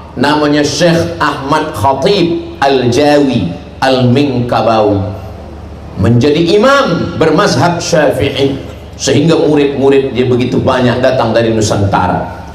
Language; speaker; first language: Malay; native; Malay